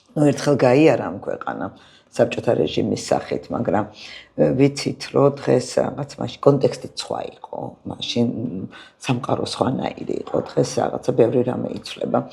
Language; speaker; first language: Georgian; native; Georgian